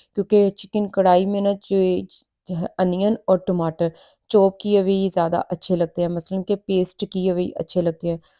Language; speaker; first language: Urdu; native; Urdu